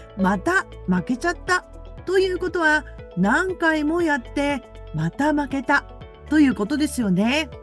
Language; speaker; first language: Japanese; native; Japanese